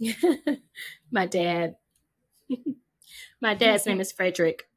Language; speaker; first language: English; native; English